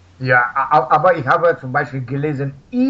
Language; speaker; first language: German; non-native, learner; Russian